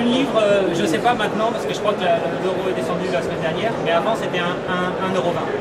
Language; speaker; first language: French; native; French